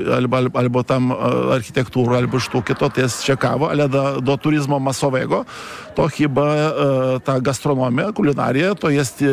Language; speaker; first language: Polish; non-native, fluent; Lithuanian